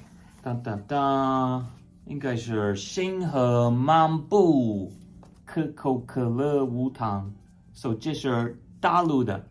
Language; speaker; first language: Chinese; non-native, fluent; English